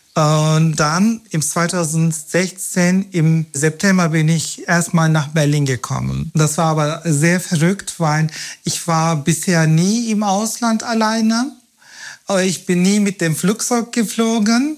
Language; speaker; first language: German; non-native, fluent; Turkish